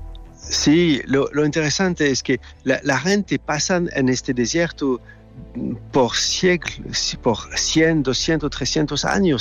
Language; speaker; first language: Spanish; non-native, learner; French